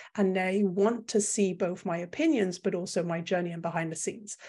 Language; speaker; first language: English; non-native, fluent; French